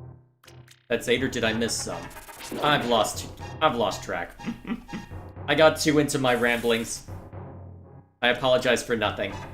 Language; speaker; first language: English; native; English